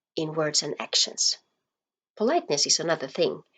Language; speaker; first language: English; non-native, fluent; Finnish